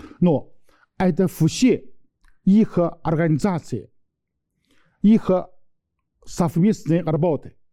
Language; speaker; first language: Russian; non-native, learner; Chinese